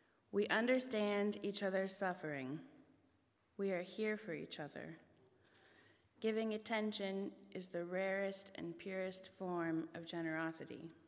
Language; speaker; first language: English; native; English